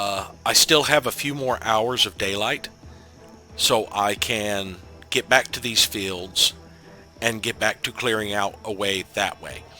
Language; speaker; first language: English; native; English